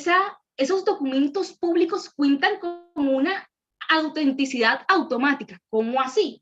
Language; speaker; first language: Spanish; native; Spanish